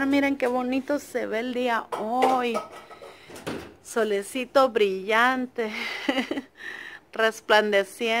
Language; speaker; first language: Spanish; native; Spanish